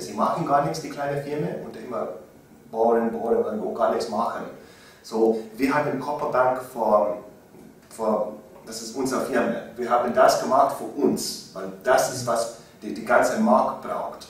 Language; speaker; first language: German; non-native, learner; English